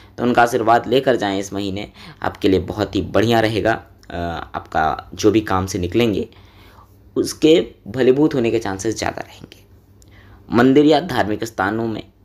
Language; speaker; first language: Hindi; native; Hindi